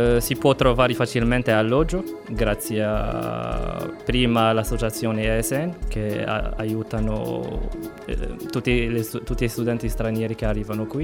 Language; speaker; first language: Italian; non-native, fluent; Arabic